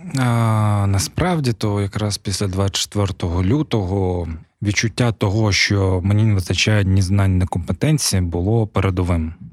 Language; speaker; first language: Ukrainian; non-native, local second language; Russian